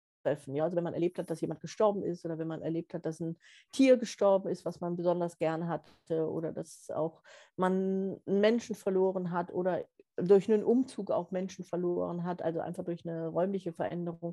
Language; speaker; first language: German; native; German